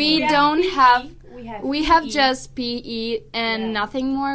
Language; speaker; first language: English; non-native, fluent; Italian